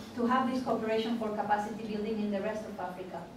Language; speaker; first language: English; non-native, fluent; Spanish